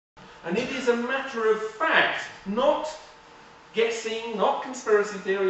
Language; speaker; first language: English; native; English